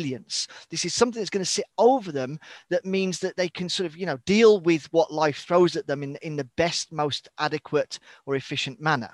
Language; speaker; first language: English; native; English